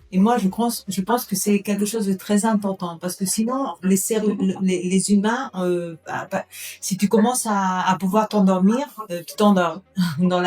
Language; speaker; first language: French; non-native, fluent; Spanish